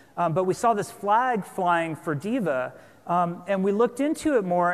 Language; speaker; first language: English; native; English